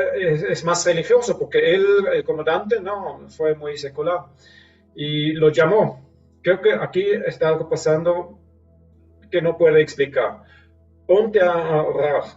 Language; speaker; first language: Spanish; non-native, fluent; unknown